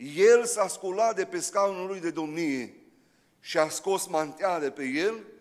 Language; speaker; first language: Romanian; early bilingual, heritage; Romanian